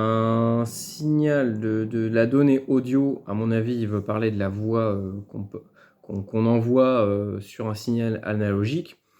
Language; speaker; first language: French; native; French